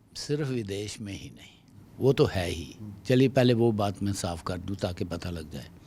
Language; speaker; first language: Hindi; non-native, local second language; Dogri